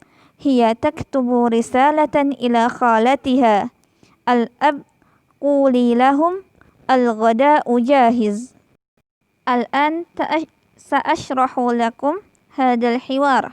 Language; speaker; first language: Arabic; non-native, fluent; Indonesian